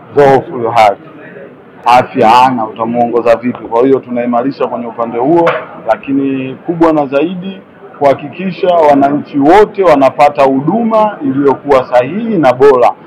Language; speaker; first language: Swahili; native; Swahili